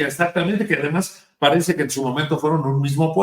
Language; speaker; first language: Spanish; native; Spanish